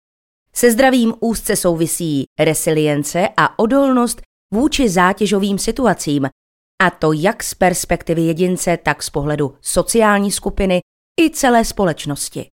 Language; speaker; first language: Czech; native; Czech